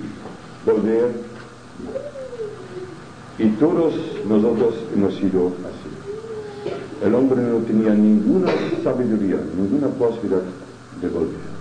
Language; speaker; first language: Spanish; non-native, fluent; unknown